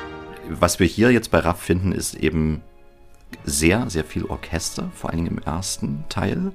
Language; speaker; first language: German; native; German